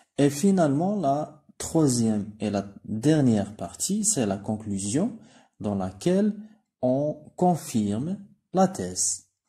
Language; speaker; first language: French; non-native, local second language; Arabic